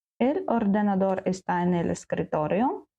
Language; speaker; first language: Spanish; non-native, learner; Ukrainian